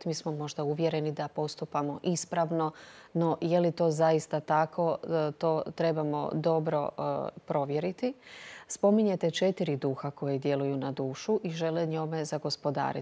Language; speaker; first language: Croatian; native; Croatian